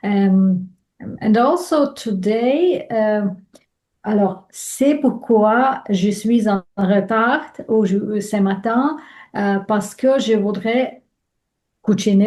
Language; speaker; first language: French; non-native, learner; Russian